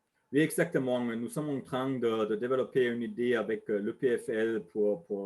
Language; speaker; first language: French; non-native, learner; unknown